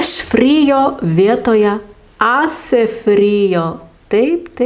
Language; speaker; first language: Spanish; non-native, fluent; Lithuanian